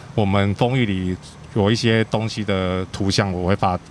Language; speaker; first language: Chinese; native; Chinese